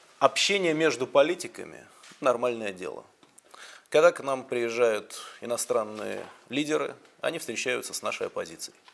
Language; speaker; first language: Russian; native; Russian